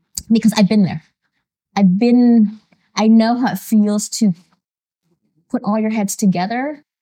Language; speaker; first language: English; early bilingual, other home language; Vietnamese